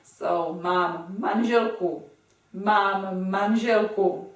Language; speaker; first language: Czech; non-native, fluent; English